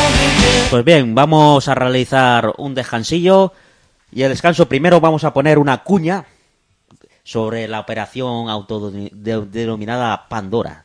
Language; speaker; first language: Spanish; native; Spanish